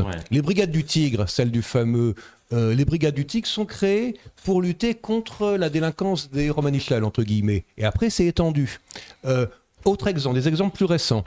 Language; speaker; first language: French; native; French